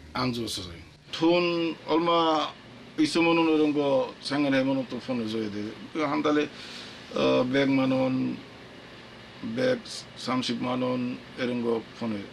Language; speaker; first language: Korean; non-native, learner; Bangla